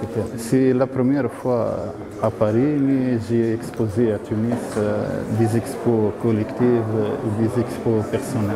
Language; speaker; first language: French; non-native, local second language; Arabic